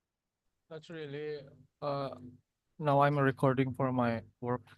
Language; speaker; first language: English; non-native, learner; Indonesian